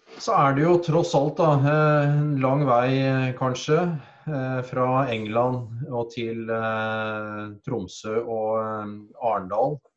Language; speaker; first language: Norwegian; native; Norwegian